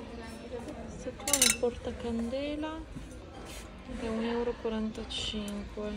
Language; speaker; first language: Italian; non-native, fluent; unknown